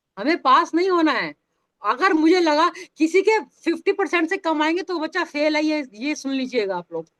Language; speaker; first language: Hindi; native; Hindi